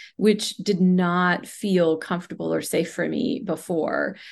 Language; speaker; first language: English; non-native, local second language; Hindi